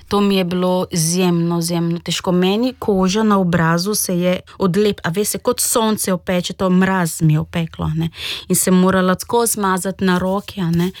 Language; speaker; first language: Slovenian; non-native, fluent; Portuguese